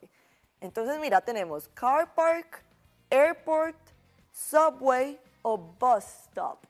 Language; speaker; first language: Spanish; native; Spanish